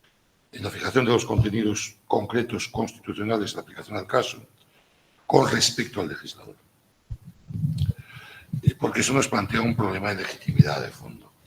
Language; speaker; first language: Spanish; native; Spanish